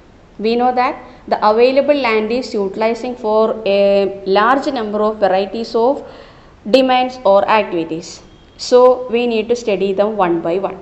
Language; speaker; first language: English; non-native, local second language; Malayalam